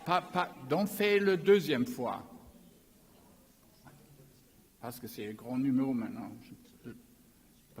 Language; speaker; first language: French; non-native, learner; German